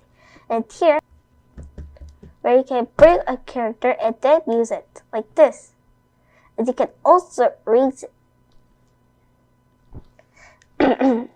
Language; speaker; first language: English; non-native, fluent; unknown